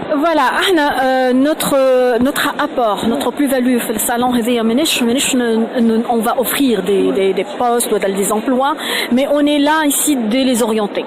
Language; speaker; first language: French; non-native, local second language; Arabic